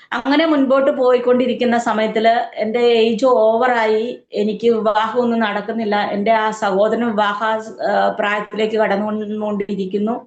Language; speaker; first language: Malayalam; native; Malayalam